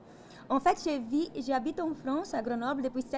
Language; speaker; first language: French; non-native, fluent; Portuguese